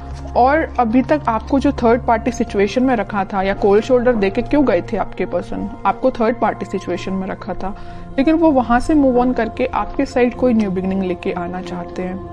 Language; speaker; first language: Hindi; native; Hindi